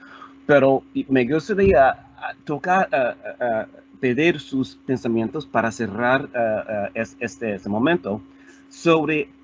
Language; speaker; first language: Spanish; non-native, fluent; English